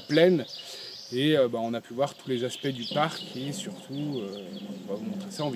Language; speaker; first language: French; native; French